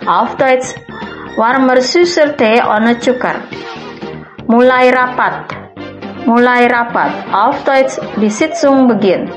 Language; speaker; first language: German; non-native, fluent; Indonesian